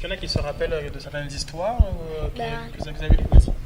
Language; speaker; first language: French; native; French